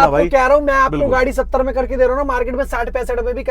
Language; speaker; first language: Hindi; native; Hindi